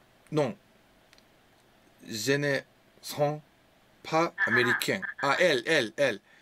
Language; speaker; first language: French; non-native, learner; English